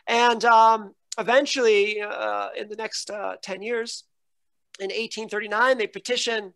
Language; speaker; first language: English; native; English